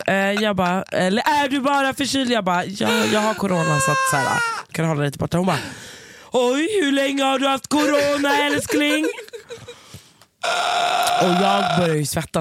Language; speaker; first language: Swedish; native; Swedish